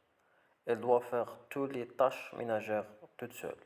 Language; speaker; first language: French; non-native, learner; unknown